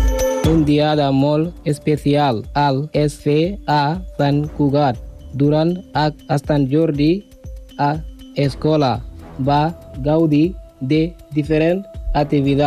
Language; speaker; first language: Catalan; non-native, learner; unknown